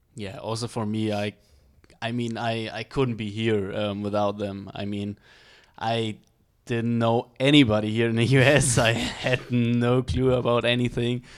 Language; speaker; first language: English; non-native, fluent; German